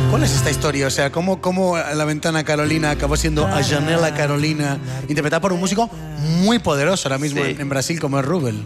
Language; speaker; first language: Spanish; native; Spanish